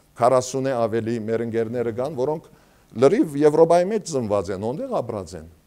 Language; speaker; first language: Armenian; early bilingual, heritage; Armenian